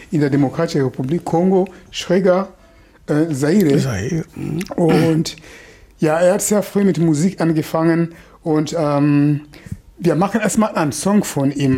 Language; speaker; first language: German; non-native, fluent; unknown